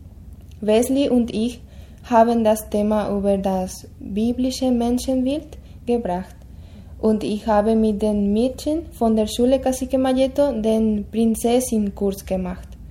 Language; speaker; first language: German; non-native, fluent; Spanish